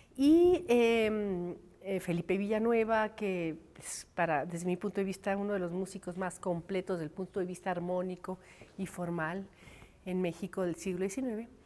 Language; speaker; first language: Spanish; native; Spanish